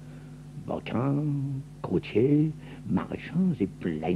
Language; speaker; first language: French; native; French